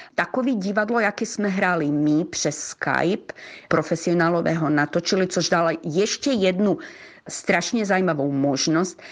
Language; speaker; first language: Czech; early bilingual, heritage; Czech